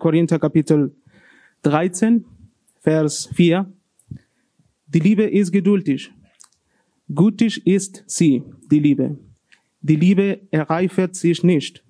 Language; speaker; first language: German; non-native, learner; Spanish